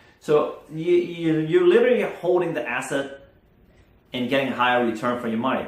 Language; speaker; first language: English; non-native, fluent; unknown